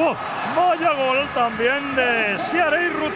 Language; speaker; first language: Spanish; native; Spanish